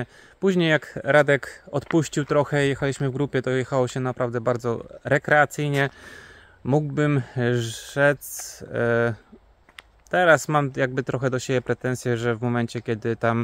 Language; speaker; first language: Polish; native; Polish